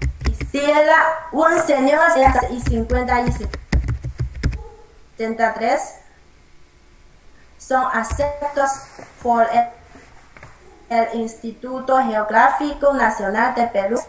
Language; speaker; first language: Spanish; non-native, learner; Chinese